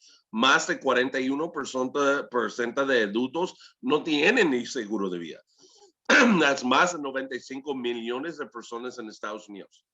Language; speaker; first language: Spanish; early bilingual, heritage; English